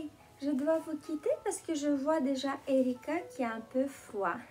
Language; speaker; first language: French; non-native, fluent; Romanian